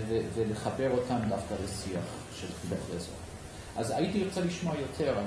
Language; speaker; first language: Hebrew; native; Hebrew